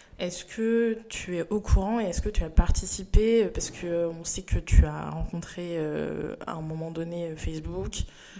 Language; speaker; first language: French; native; French